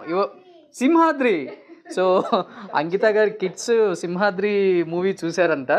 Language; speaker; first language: Telugu; native; Telugu